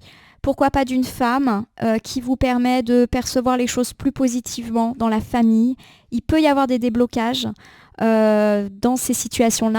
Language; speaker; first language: French; native; French